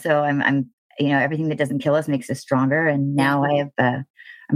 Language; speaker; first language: English; native; English